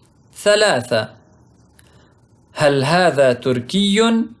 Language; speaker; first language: Arabic; non-native, fluent; Pashto